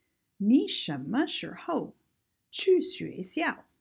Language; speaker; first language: Chinese; non-native, fluent; English